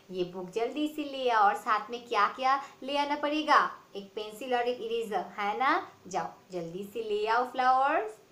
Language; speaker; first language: Hindi; non-native, local second language; Bangla